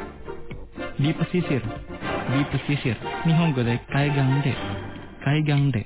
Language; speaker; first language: Japanese; non-native, fluent; Indonesian